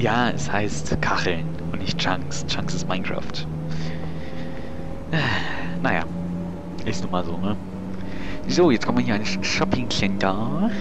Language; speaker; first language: German; native; German